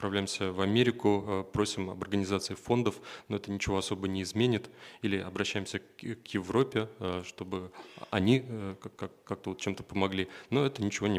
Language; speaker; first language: Russian; native; Russian